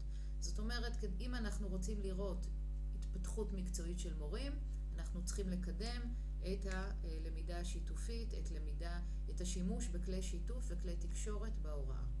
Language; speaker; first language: Hebrew; native; Hebrew